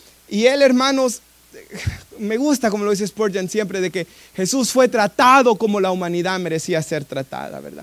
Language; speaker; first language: Spanish; native; Spanish